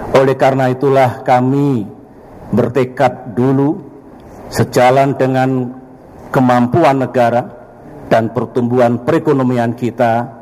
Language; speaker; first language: Indonesian; non-native, local second language; Javanese